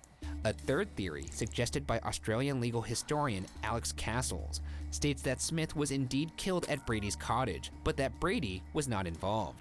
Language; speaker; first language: English; native; English